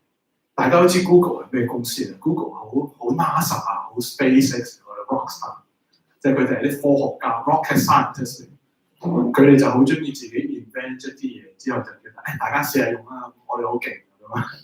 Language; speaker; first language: Chinese; native; Chinese